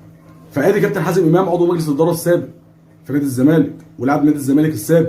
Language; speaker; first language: Arabic; native; Arabic